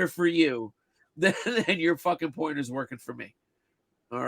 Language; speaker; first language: English; native; English